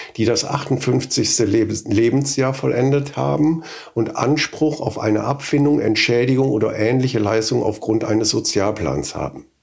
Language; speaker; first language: German; native; German